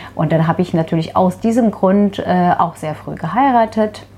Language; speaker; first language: German; non-native, fluent; Turkish